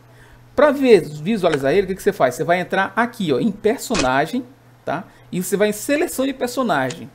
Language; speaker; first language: Portuguese; native; Portuguese